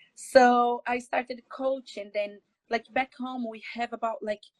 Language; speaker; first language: English; non-native, fluent; Portuguese